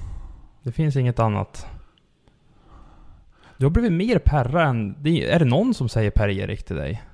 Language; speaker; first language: Swedish; native; Swedish